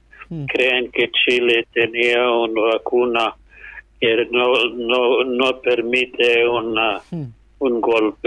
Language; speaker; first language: Spanish; non-native, fluent; English